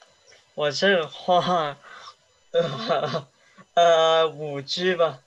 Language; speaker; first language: Chinese; early bilingual, heritage; Chinese